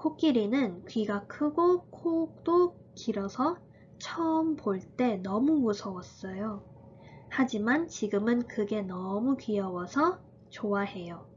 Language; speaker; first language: Korean; early bilingual, heritage; Korean